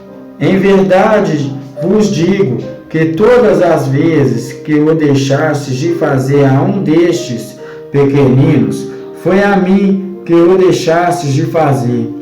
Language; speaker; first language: Portuguese; native; Portuguese